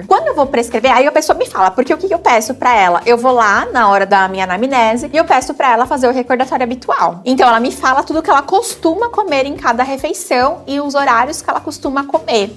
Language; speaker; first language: Portuguese; native; Portuguese